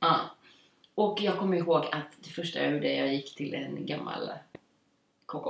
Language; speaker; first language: Swedish; native; Swedish